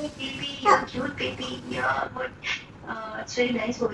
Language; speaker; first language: English; non-native, local second language; Hindi